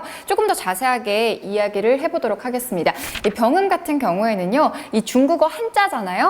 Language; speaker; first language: Korean; native; Korean